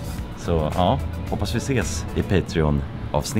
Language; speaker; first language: Swedish; native; Swedish